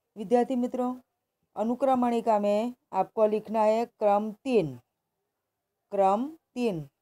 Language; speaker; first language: Hindi; non-native, local second language; Gujarati